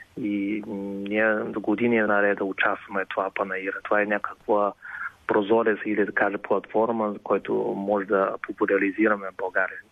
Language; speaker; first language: Bulgarian; non-native, fluent; Chinese